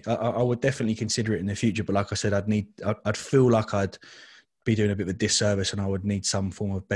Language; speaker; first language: English; native; English